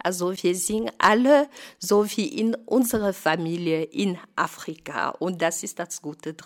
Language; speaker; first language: German; non-native, fluent; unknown